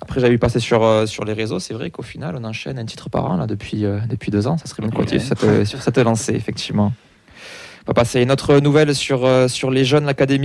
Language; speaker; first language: French; native; French